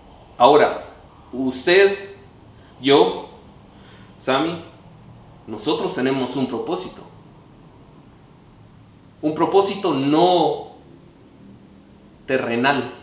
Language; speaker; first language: Spanish; native; Spanish